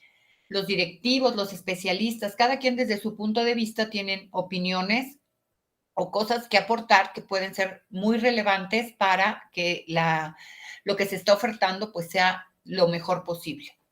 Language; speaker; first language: Spanish; native; Spanish